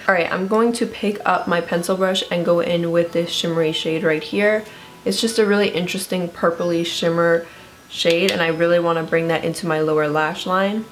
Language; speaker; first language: English; native; English